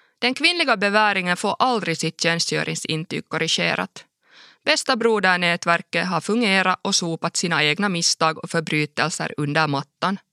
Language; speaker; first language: Swedish; native; Swedish